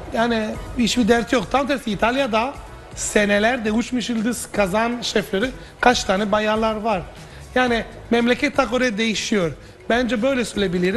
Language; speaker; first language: Turkish; non-native, fluent; Italian